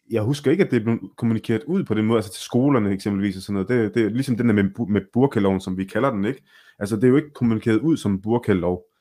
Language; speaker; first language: Danish; early bilingual, other home language; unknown